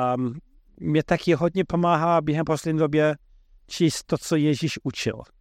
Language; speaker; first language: Czech; non-native, fluent; English